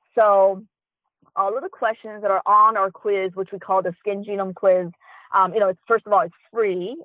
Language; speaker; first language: English; early bilingual, other home language; Chinese